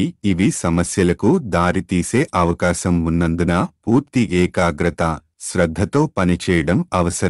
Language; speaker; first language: Telugu; native; Telugu